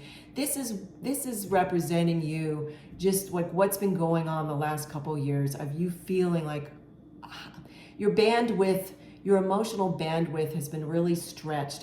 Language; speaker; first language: English; native; English